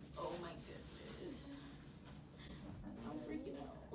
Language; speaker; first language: English; native; English